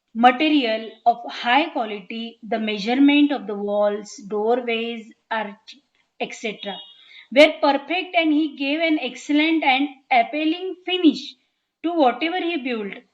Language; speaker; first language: English; non-native, local second language; Marathi